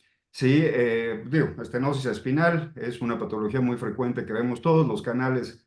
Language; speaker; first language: Spanish; native; Spanish